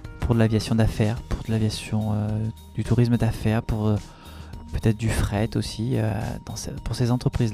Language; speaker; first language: French; native; French